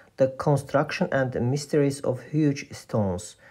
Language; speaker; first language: English; non-native, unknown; Azerbaijani